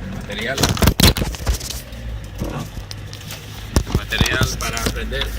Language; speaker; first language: Spanish; non-native, fluent; English